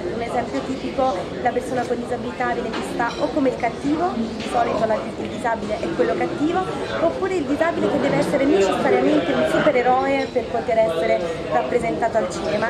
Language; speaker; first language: Italian; native; Italian